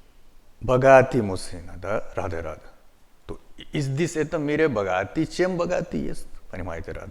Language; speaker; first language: Russian; non-native, learner; Hindi